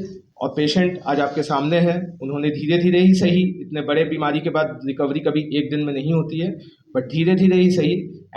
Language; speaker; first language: Hindi; native; Hindi